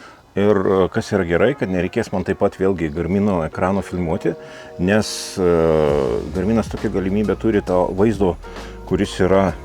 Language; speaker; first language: Lithuanian; native; Lithuanian